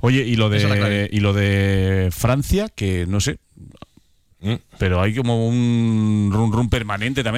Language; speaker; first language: Spanish; native; Spanish